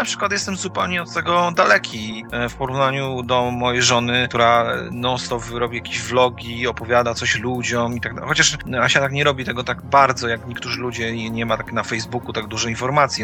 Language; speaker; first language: Polish; native; Polish